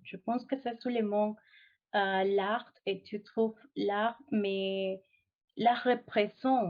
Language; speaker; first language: French; non-native, fluent; Spanish